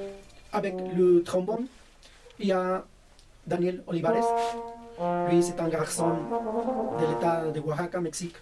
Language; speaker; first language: French; non-native, fluent; Spanish